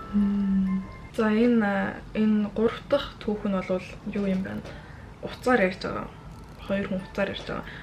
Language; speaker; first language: Mongolian; early bilingual, heritage; Mongolian